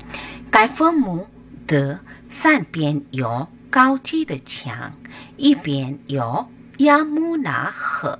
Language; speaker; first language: Chinese; non-native, fluent; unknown